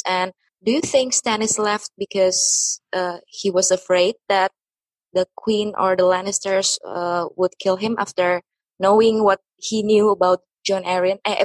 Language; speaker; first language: English; non-native, fluent; Indonesian